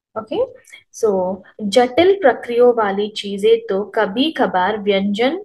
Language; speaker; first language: Hindi; non-native, local second language; Telugu